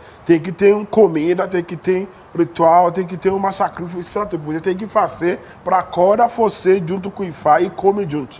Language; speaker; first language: Portuguese; non-native, learner; Yoruba